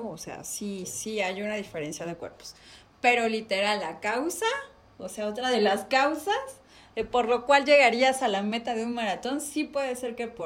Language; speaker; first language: Spanish; native; Spanish